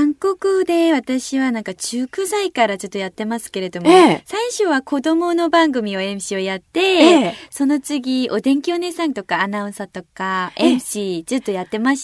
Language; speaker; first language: Japanese; non-native, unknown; Korean